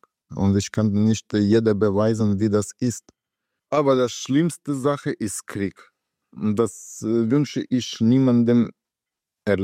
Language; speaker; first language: German; non-native, learner; Russian